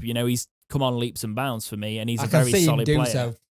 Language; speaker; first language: English; native; English